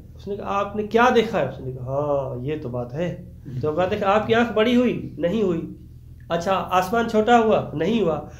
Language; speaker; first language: Urdu; non-native, local second language; Sindhi